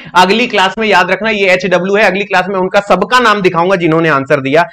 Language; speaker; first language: Hindi; native; Hindi